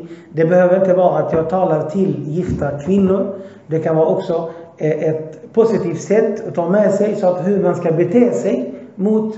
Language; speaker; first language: Swedish; early bilingual, other home language; Arabic